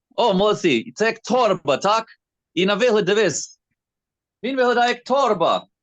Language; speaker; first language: Ukrainian; early bilingual, heritage; Ukrainian